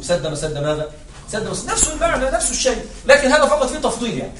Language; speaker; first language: Arabic; native; Arabic